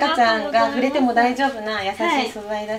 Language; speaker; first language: Japanese; native; Japanese